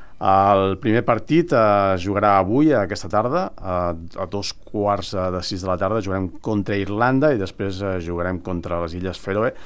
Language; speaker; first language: Catalan; native; Catalan